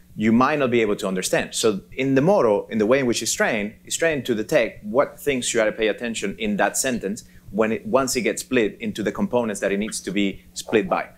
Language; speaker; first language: English; non-native, fluent; Spanish